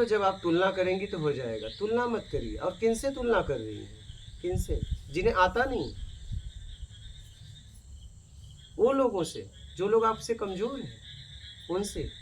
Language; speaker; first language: Hindi; native; Hindi